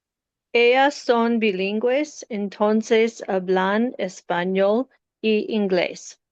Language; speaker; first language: Spanish; non-native, learner; English